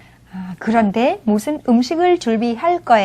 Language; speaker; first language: Korean; non-native, fluent; Vietnamese